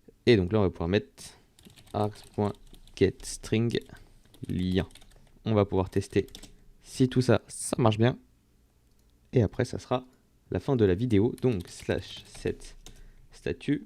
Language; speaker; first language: French; native; French